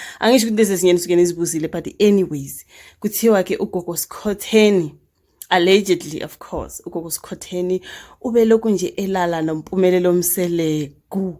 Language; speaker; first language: Zulu; native; Zulu